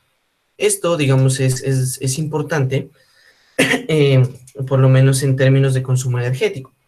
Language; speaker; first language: Spanish; native; Spanish